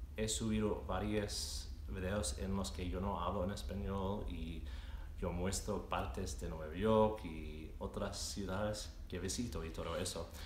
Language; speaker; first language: Spanish; non-native, fluent; English